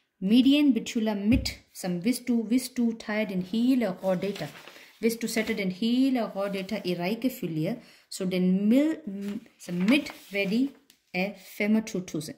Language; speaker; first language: Danish; non-native, fluent; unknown